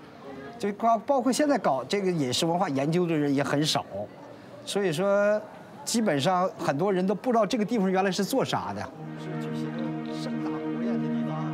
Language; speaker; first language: Chinese; native; Chinese